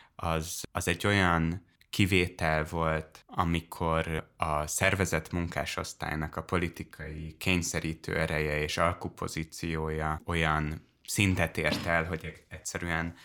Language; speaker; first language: Hungarian; native; Hungarian